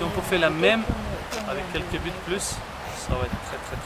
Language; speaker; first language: French; non-native, learner; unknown